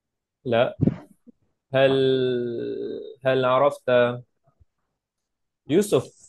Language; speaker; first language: Arabic; non-native, fluent; Malay